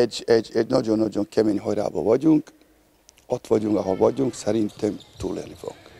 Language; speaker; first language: Hungarian; non-native, learner; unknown